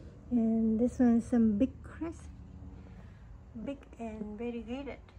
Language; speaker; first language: English; non-native, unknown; Vietnamese